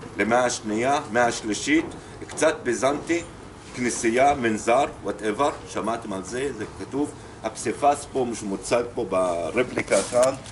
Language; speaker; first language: Hebrew; non-native, local second language; Arabic